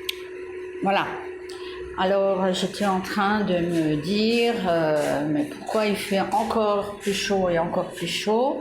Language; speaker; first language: French; native; French